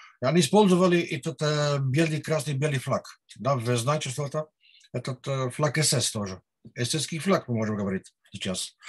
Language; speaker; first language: Russian; non-native, learner; Dutch